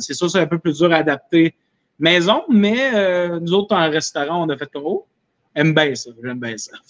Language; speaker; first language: French; native; French